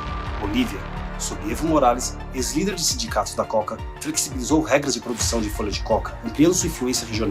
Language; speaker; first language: Portuguese; native; Portuguese